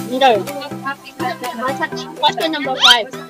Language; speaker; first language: Filipino; native; Filipino